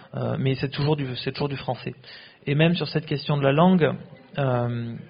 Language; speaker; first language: French; native; French